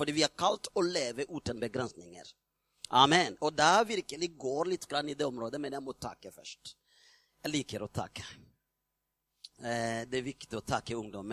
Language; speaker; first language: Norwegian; non-native, fluent; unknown